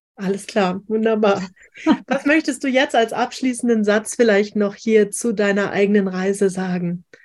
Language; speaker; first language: German; native; German